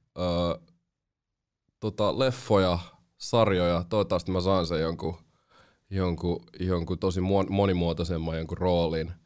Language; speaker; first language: Finnish; early bilingual, other home language; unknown